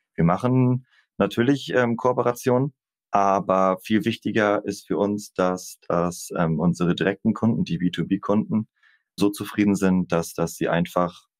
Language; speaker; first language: German; native; German